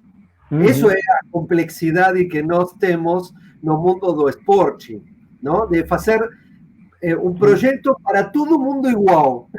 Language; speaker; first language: Portuguese; non-native, fluent; Spanish